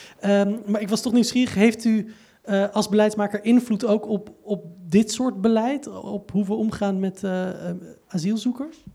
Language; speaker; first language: Dutch; native; Dutch